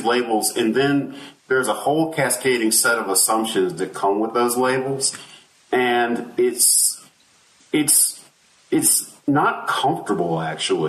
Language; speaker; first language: English; native; English